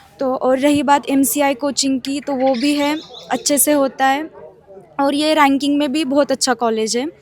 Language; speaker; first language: Hindi; native; Hindi